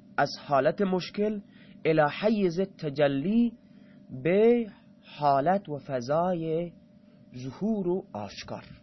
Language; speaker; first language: Persian; non-native, local second language; Baluchi